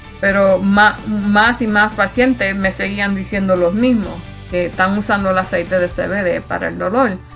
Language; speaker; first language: Spanish; early bilingual, heritage; Spanish